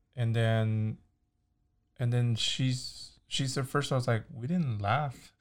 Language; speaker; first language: English; early bilingual, other home language; Chinese